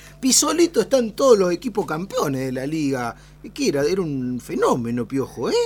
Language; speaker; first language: Spanish; native; Spanish